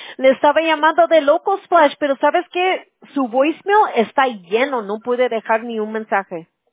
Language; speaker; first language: Spanish; early bilingual, heritage; Spanish